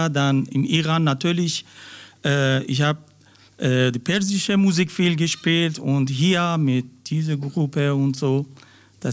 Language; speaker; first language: German; non-native, learner; Persian